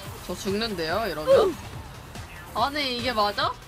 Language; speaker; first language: Korean; native; Korean